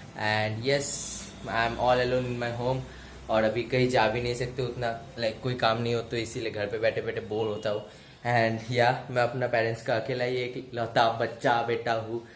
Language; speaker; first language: Hindi; non-native, local second language; Bangla